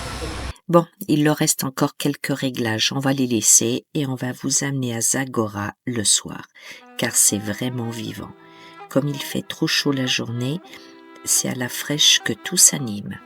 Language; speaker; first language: French; native; French